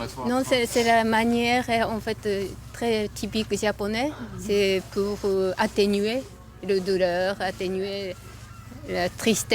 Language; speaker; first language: French; non-native, fluent; Japanese